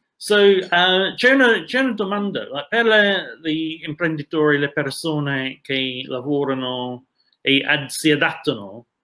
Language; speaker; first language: Italian; non-native, fluent; English